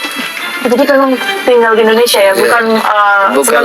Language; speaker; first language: Indonesian; native; Indonesian